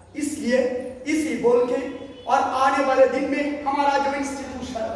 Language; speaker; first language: Hindi; non-native, local second language; Bangla